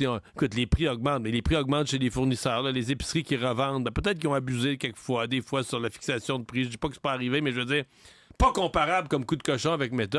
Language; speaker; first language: French; native; French